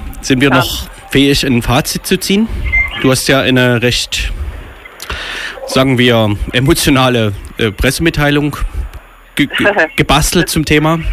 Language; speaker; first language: German; native; German